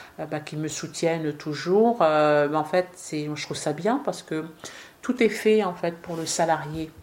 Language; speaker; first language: French; early bilingual, other home language; Arabic